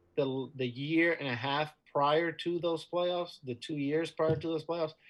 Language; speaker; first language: English; non-native, fluent; Spanish